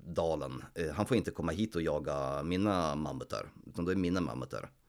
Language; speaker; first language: Swedish; early bilingual, other home language; Polish